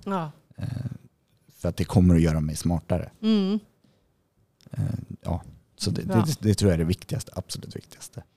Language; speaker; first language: Swedish; native; Swedish